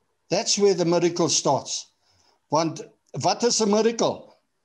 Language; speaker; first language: English; non-native, local second language; Afrikaans